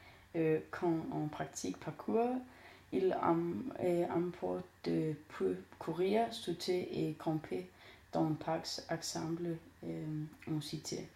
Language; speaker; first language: French; non-native, learner; Danish